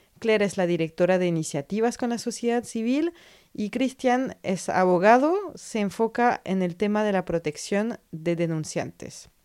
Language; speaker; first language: Spanish; non-native, fluent; French